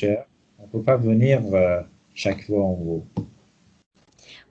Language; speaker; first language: French; non-native, fluent; Persian